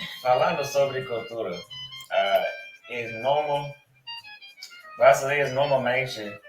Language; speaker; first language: Portuguese; non-native, learner; English